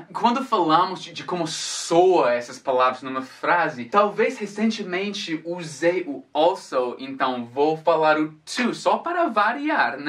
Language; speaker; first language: Portuguese; non-native, fluent; English